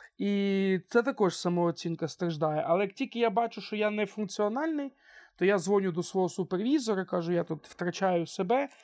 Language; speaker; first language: Ukrainian; non-native, local second language; Russian